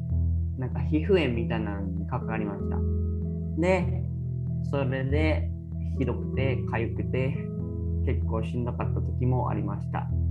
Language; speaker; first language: Japanese; early bilingual, other home language; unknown